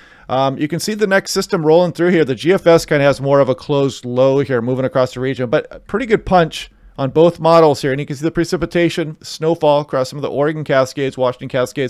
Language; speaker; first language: English; native; English